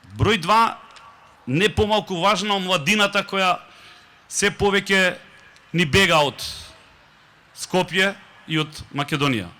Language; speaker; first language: Macedonian; native; Macedonian